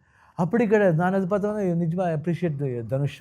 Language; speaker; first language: Tamil; non-native, local second language; Kannada